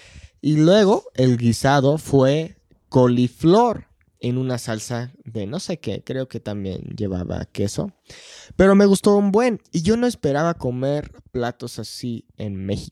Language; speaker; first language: Spanish; non-native, fluent; English